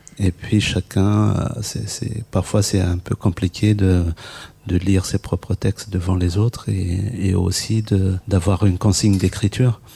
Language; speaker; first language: French; non-native, local second language; Malagasy